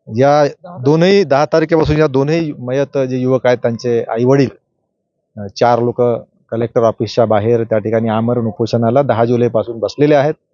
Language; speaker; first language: Marathi; native; Marathi